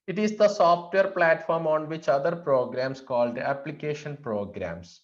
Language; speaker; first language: English; non-native, local second language; Malayalam